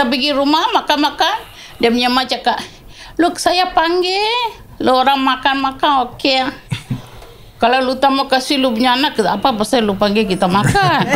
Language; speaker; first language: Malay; non-native, local second language; Tamil